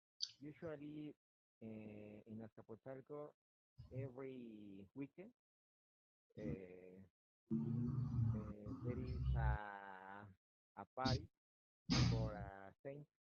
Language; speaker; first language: English; non-native, learner; Spanish